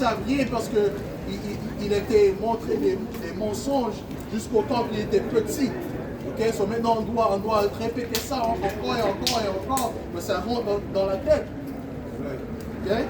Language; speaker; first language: French; non-native, learner; English